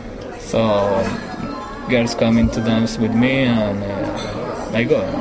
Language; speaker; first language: English; non-native, learner; Spanish